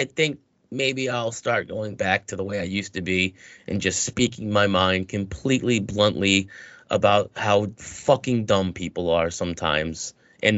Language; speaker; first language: English; native; English